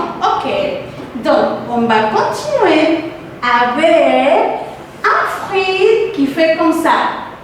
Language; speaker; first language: French; non-native, fluent; Spanish